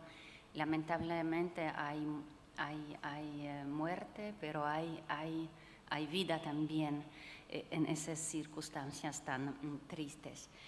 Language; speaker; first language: Spanish; non-native, fluent; Polish